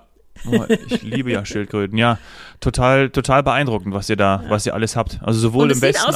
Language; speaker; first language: German; native; German